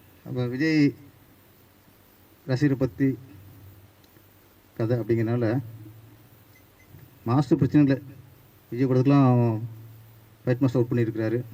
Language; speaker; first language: Tamil; native; Tamil